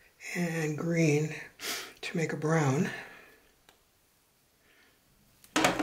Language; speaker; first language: English; native; English